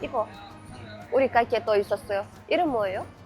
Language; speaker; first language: Korean; non-native, learner; Uzbek